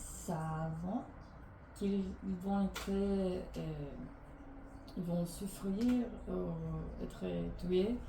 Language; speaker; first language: French; non-native, learner; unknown